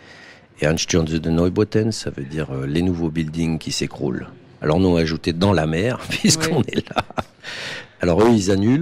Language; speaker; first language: French; native; French